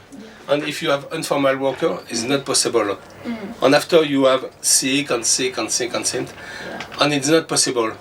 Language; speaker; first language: English; non-native, learner; French